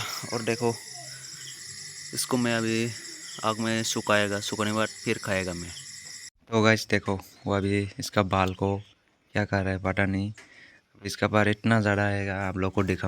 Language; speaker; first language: Hindi; non-native, local second language; Kok Borok